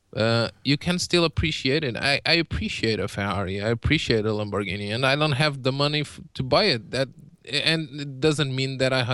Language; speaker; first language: English; non-native, fluent; Portuguese